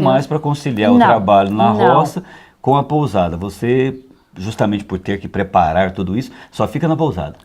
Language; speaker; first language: Portuguese; native; Portuguese